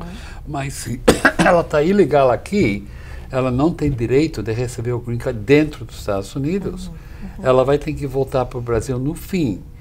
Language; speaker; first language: Portuguese; non-native, fluent; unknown